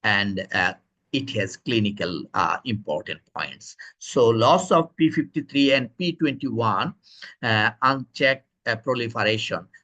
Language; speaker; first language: English; non-native, local second language; Bangla